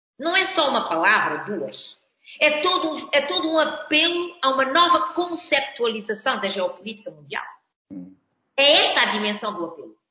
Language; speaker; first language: Portuguese; non-native, local second language; Kabuverdianu